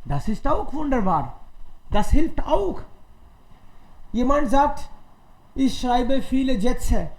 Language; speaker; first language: German; non-native, fluent; Hindi